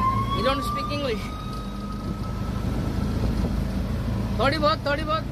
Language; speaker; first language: English; non-native, learner; Hindi